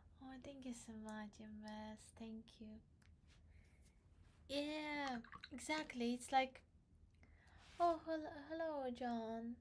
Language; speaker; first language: English; non-native, learner; Crimean Tatar